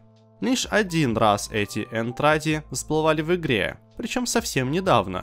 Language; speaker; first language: Russian; native; Russian